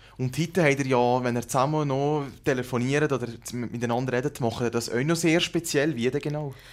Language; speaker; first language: German; native; German